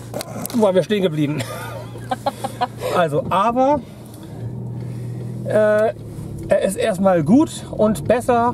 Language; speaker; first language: German; native; German